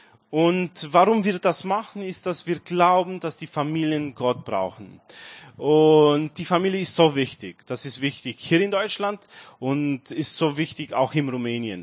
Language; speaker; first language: German; non-native, learner; Romanian